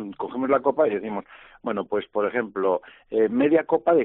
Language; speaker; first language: Spanish; native; Spanish